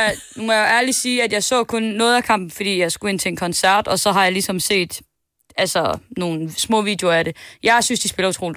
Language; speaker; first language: Danish; native; Danish